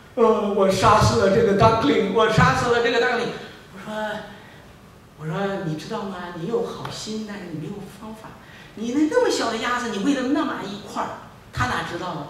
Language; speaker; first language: Chinese; native; Chinese